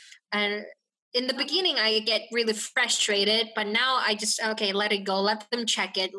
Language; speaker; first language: English; non-native, fluent; Chinese